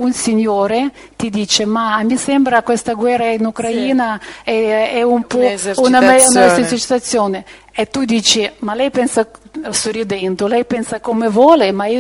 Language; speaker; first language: Italian; non-native, fluent; Ukrainian